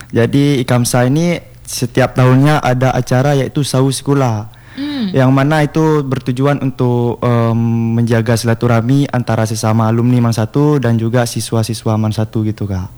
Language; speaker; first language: Indonesian; native; Indonesian